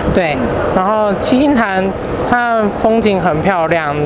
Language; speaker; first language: Chinese; native; Chinese